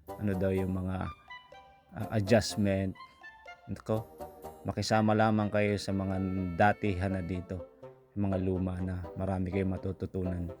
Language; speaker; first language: Filipino; native; Filipino